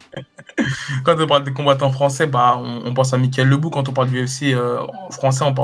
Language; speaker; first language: French; native; French